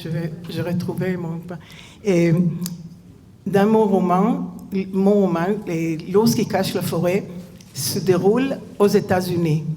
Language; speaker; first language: French; non-native, fluent; Hebrew